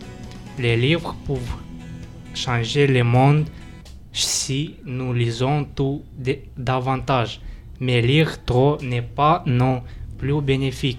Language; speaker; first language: French; non-native, learner; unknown